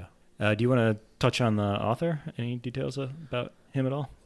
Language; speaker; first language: English; native; English